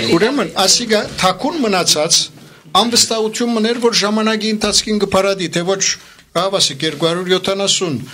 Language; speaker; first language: Armenian; early bilingual, heritage; Armenian